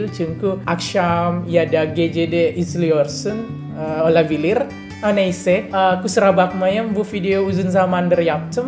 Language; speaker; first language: Turkish; non-native, learner; Indonesian